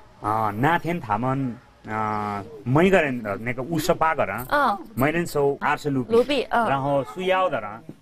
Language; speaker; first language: Chinese; non-native, learner; Nepali